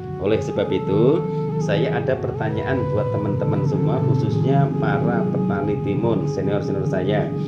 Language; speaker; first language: Indonesian; native; Indonesian